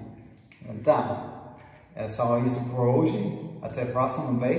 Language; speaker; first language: Portuguese; non-native, fluent; English